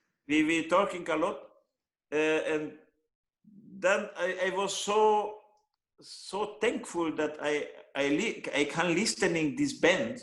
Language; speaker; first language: English; non-native, learner; Hungarian